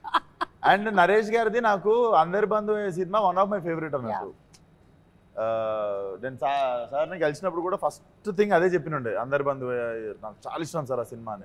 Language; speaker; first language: Telugu; native; Telugu